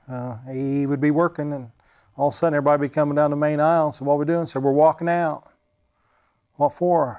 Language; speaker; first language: English; native; English